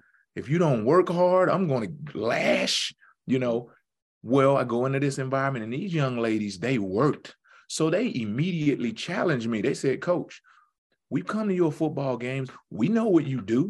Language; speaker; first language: English; native; English